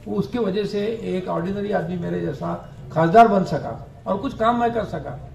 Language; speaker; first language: Hindi; non-native, local second language; Marathi